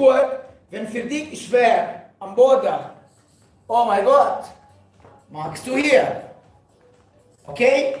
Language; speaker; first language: German; non-native, fluent; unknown